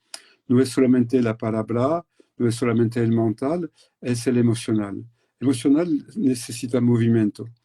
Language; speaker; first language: Spanish; non-native, fluent; French